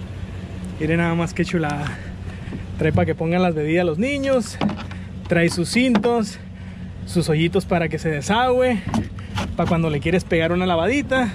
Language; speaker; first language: Spanish; native; Spanish